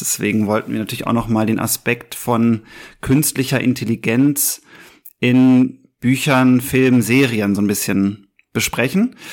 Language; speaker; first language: German; native; German